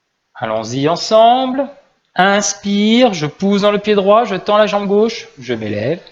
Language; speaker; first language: French; native; French